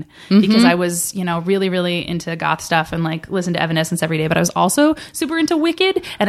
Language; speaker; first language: English; native; English